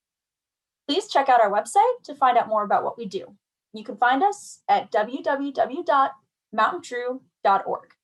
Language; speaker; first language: English; native; English